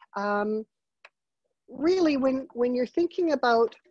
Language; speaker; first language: English; native; English